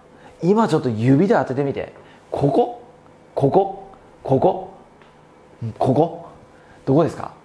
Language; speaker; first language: Japanese; native; Japanese